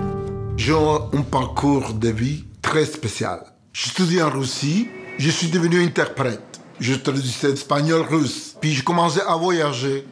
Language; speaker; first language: French; non-native, fluent; Spanish